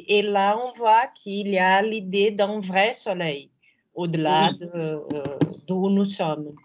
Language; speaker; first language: French; non-native, fluent; Portuguese